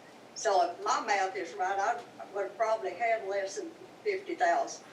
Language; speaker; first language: English; native; English